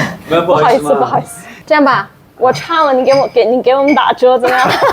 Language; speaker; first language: Chinese; non-native, fluent; Portuguese